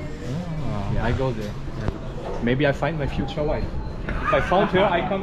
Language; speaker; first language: English; non-native, fluent; German